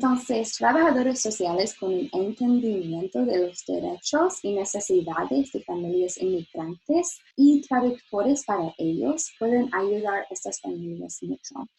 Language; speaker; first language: Spanish; non-native, learner; English